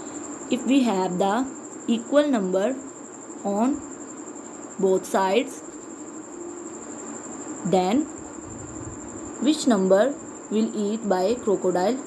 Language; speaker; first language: English; non-native, local second language; Urdu